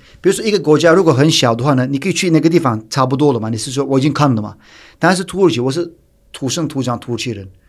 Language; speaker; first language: Chinese; non-native, fluent; Turkish